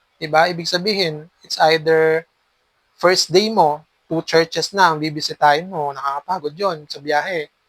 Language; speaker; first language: Filipino; native; Filipino